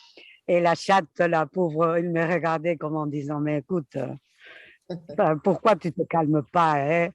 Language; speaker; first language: French; non-native, fluent; Spanish